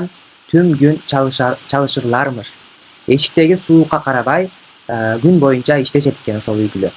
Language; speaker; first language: Turkish; non-native, fluent; Kyrgyz